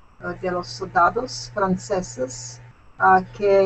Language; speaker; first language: Spanish; non-native, learner; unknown